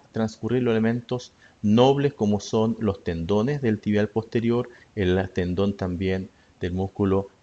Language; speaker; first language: Spanish; native; Spanish